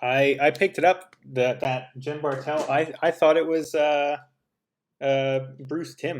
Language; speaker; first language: English; native; English